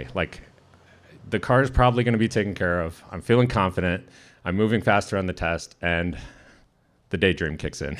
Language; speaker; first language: English; native; English